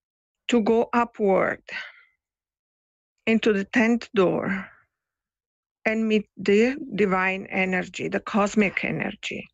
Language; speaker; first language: English; non-native, fluent; Italian